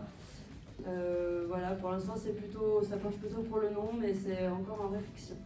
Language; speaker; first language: French; native; French